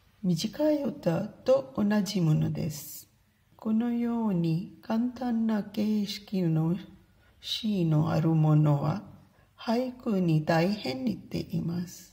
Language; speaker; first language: Japanese; non-native, fluent; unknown